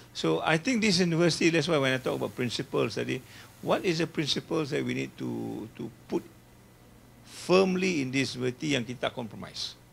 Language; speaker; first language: English; non-native, local second language; Malay